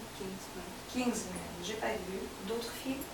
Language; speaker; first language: French; non-native, fluent; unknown